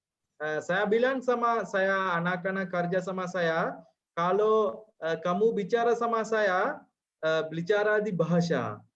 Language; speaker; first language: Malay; non-native, learner; Sinhala